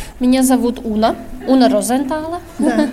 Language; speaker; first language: Russian; non-native, local second language; Latvian